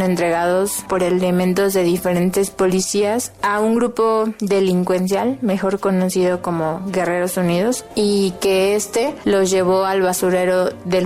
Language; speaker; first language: Spanish; native; Spanish